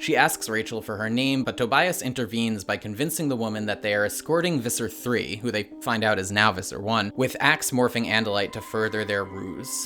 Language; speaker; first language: English; native; English